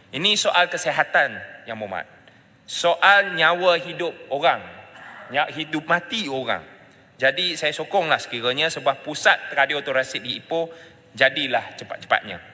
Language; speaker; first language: Malay; non-native, local second language; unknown